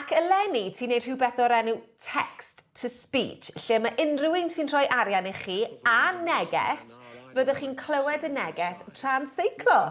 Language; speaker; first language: Welsh; native; Welsh